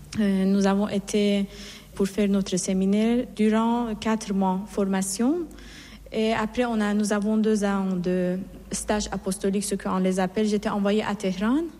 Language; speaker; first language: French; non-native, fluent; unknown